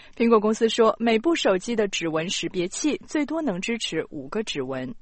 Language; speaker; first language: Chinese; native; Chinese